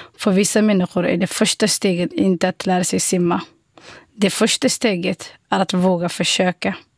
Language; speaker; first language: Swedish; non-native, fluent; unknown